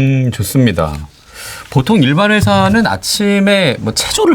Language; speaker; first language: Korean; native; Korean